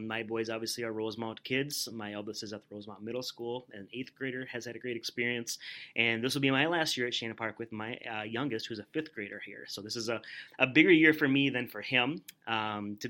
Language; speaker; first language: English; native; English